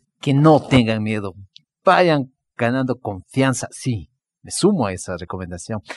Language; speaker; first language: Spanish; native; Spanish